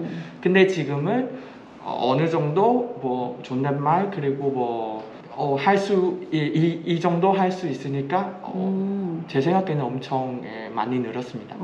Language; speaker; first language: Korean; non-native, fluent; Vietnamese